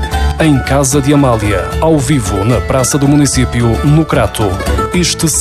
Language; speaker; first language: Portuguese; native; Portuguese